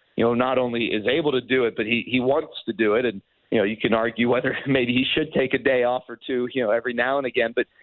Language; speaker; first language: English; native; English